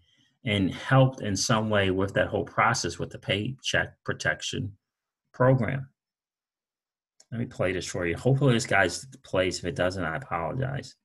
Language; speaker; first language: English; native; English